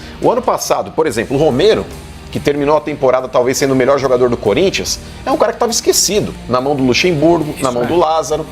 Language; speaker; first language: Portuguese; native; Portuguese